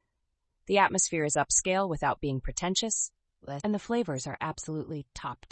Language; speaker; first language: English; native; English